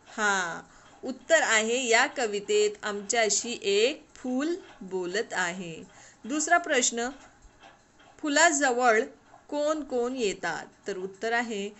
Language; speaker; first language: Marathi; non-native, local second language; Urdu